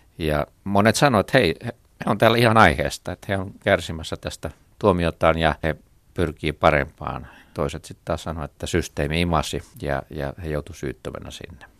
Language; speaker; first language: Finnish; native; Finnish